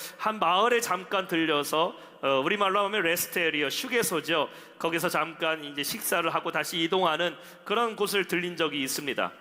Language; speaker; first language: Korean; native; Korean